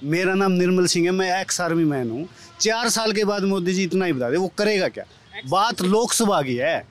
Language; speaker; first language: Hindi; native; Hindi